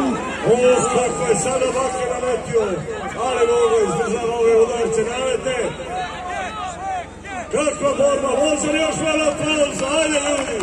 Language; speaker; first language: Bosnian; native; Bosnian